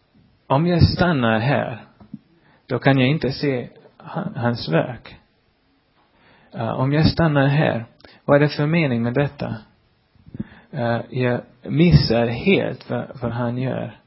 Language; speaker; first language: Swedish; non-native, fluent; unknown